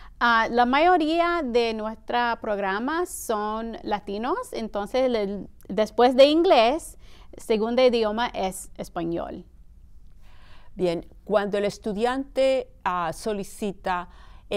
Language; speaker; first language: Spanish; early bilingual, heritage; Spanish